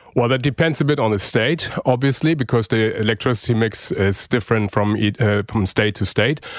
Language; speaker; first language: English; non-native, fluent; German